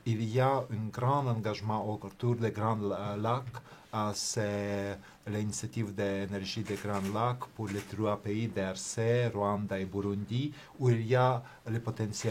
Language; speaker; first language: French; non-native, fluent; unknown